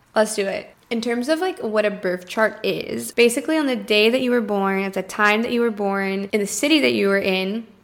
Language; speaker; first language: English; early bilingual, other home language; Portuguese